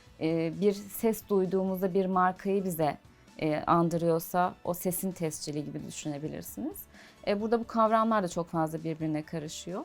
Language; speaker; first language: Turkish; native; Turkish